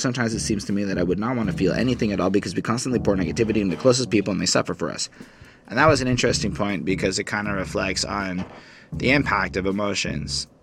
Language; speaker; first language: English; native; English